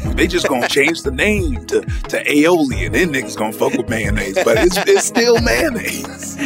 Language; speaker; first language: English; early bilingual, other home language; Yoruba